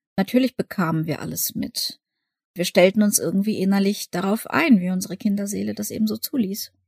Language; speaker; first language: German; early bilingual, other home language; Russian